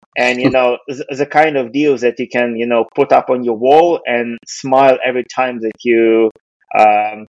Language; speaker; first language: English; non-native, fluent; Russian